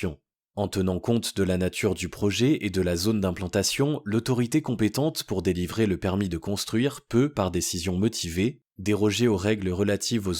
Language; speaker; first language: French; native; French